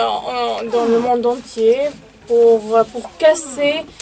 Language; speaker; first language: French; non-native, learner; Arabic